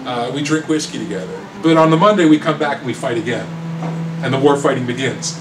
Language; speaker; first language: English; native; English